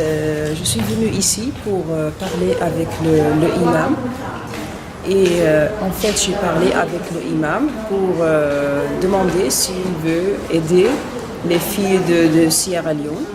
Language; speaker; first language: French; non-native, learner; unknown